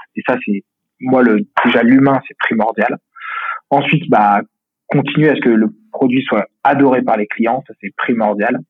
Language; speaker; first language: French; native; French